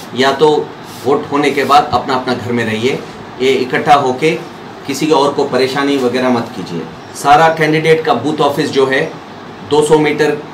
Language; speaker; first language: Hindi; non-native, local second language; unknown